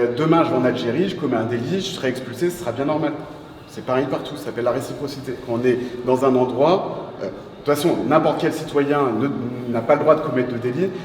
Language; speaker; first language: French; native; French